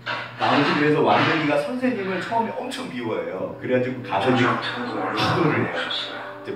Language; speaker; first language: Korean; native; Korean